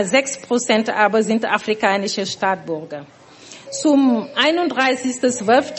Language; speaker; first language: German; non-native, fluent; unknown